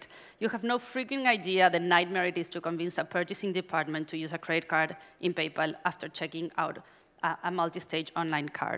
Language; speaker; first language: English; non-native, fluent; Spanish